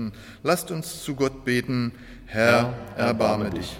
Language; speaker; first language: German; native; German